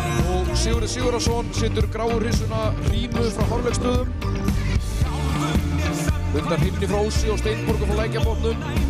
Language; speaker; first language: Icelandic; native; Icelandic